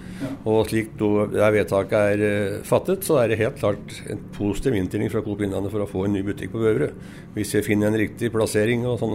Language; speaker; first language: Norwegian; native; Norwegian